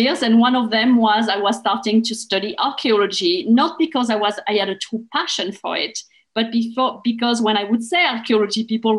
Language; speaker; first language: English; non-native, fluent; French